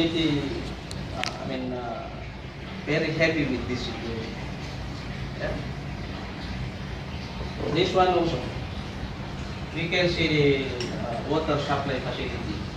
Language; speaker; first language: English; non-native, fluent; Indonesian